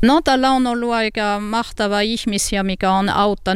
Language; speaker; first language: Finnish; non-native, learner; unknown